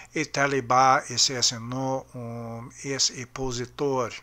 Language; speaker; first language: Portuguese; non-native, learner; English